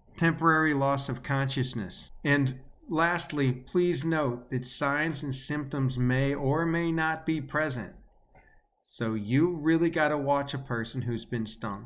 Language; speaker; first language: English; native; English